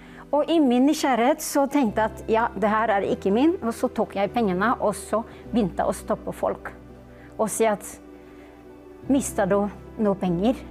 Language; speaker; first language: Norwegian; non-native, fluent; Filipino